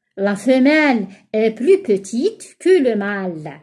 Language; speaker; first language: French; non-native, local second language; Arabic